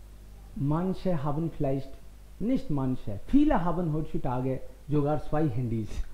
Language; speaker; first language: German; non-native, fluent; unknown